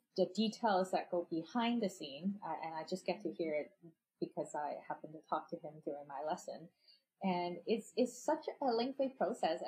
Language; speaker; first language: English; non-native, local second language; Cantonese